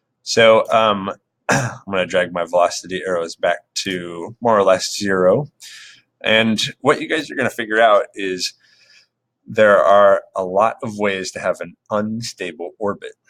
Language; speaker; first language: English; native; English